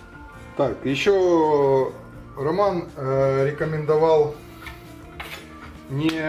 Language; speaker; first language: Russian; native; Russian